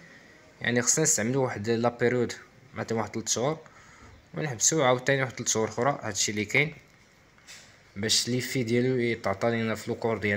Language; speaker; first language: Arabic; native; Arabic